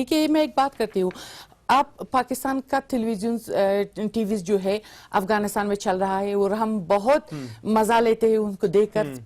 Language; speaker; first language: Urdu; non-native, learner; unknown